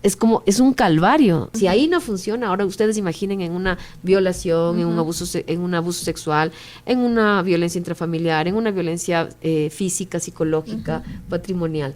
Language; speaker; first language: Spanish; native; Spanish